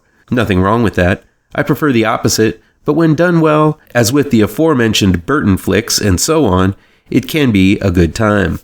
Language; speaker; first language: English; native; English